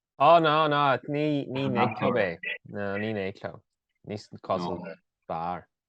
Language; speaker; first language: Irish; native; Irish